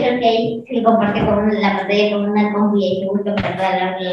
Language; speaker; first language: Spanish; native; Spanish